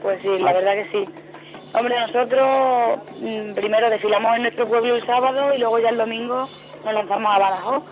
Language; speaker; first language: Spanish; native; Spanish